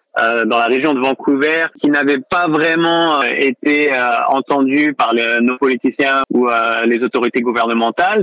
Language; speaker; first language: French; native; French